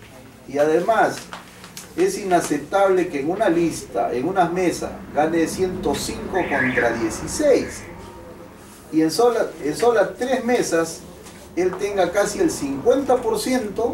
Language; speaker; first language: Spanish; native; Spanish